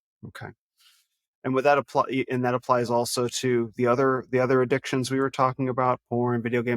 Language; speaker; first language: English; native; English